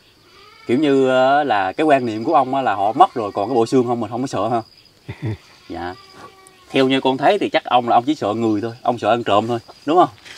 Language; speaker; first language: Vietnamese; native; Vietnamese